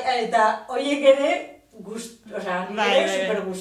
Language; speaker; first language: Basque; non-native, local second language; Spanish